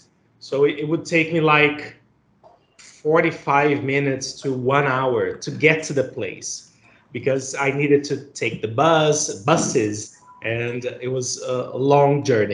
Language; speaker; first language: English; non-native, fluent; Portuguese